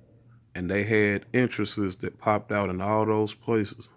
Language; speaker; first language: English; native; English